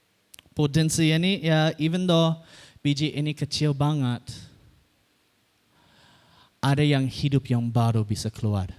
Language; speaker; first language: Indonesian; non-native, fluent; English